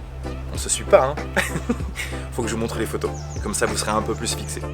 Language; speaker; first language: French; native; French